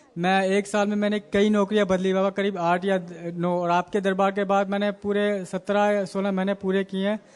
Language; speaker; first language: Hindi; native; Hindi